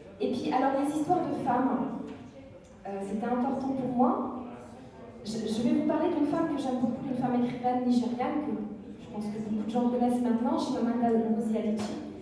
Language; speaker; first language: French; non-native, local second language; Kinyarwanda